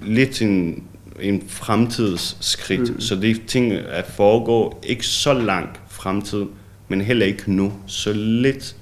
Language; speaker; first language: Danish; non-native, learner; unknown